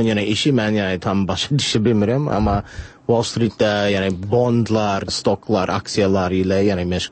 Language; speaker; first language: Turkish; non-native, fluent; English